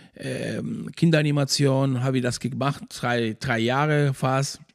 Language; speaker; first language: German; non-native, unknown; Spanish